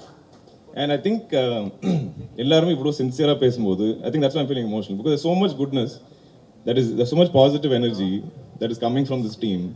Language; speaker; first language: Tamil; non-native, fluent; Malayalam